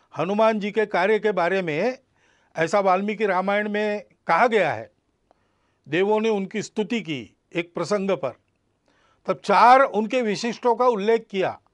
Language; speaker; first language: Hindi; non-native, local second language; Marathi